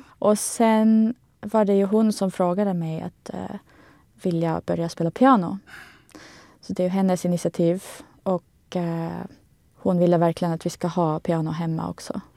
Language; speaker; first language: Swedish; non-native, fluent; Estonian